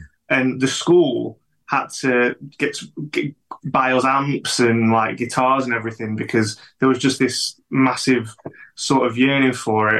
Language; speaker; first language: English; native; English